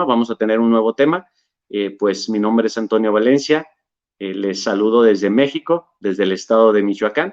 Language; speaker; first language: Spanish; native; Spanish